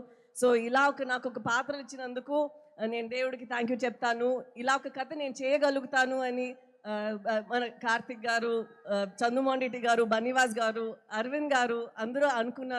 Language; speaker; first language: Telugu; non-native, fluent; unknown